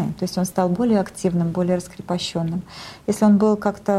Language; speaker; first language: Russian; native; Russian